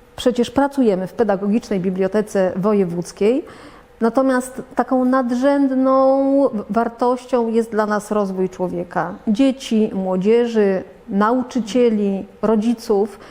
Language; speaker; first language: Polish; native; Polish